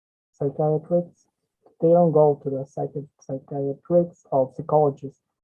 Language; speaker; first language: English; non-native, learner; Spanish